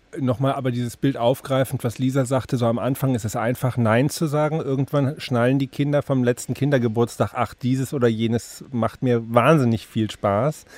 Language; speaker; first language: German; native; German